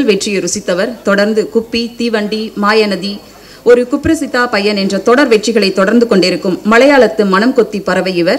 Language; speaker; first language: Tamil; native; Tamil